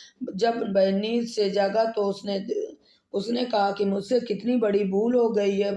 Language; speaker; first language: Hindi; native; Hindi